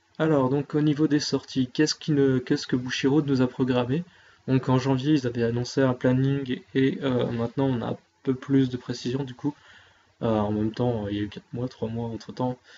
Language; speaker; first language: French; native; French